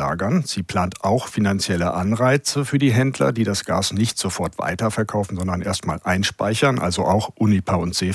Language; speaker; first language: German; native; German